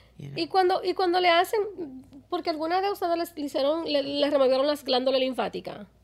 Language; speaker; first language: Spanish; early bilingual, other home language; English